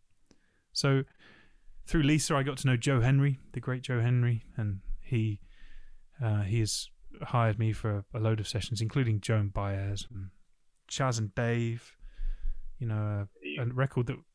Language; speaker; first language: English; native; English